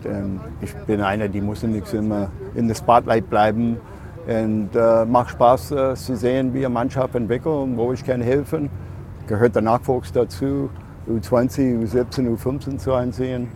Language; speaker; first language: German; non-native, fluent; English